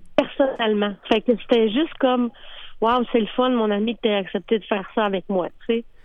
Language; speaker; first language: French; native; French